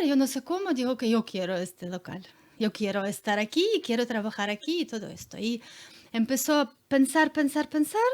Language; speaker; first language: Spanish; non-native, learner; Ukrainian